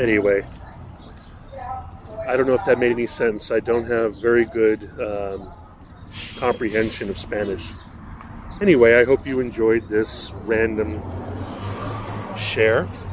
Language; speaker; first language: English; native; English